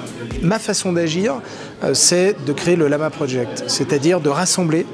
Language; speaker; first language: French; native; French